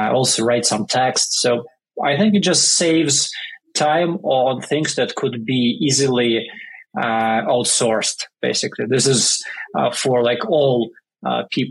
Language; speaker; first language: English; non-native, fluent; Russian